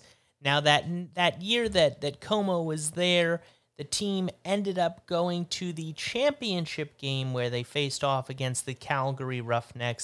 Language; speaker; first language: English; native; English